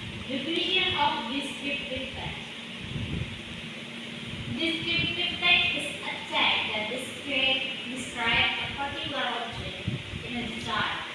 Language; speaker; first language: English; non-native, learner; Indonesian